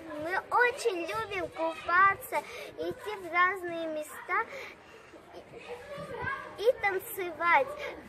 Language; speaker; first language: Russian; non-native, learner; Armenian